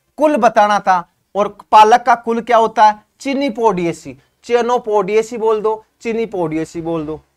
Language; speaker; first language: Hindi; native; Hindi